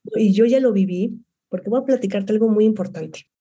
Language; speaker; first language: Spanish; native; Spanish